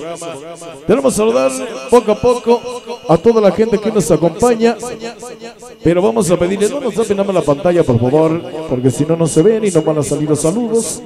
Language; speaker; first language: Spanish; native; Spanish